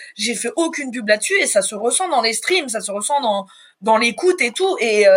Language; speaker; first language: French; native; French